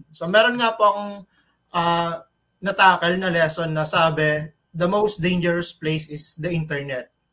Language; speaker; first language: Filipino; native; Filipino